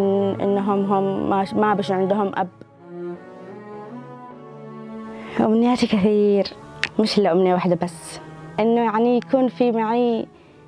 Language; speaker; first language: Arabic; native; Arabic